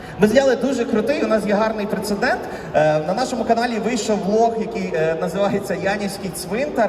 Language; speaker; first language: Ukrainian; native; Ukrainian